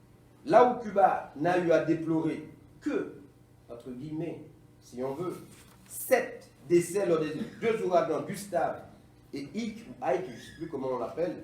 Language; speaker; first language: French; non-native, local second language; Haitian Creole